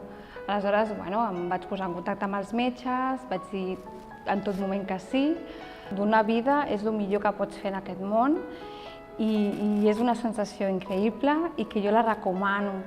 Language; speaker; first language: Catalan; native; Catalan